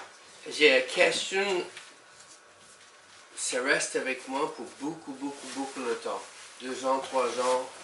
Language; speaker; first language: French; non-native, learner; English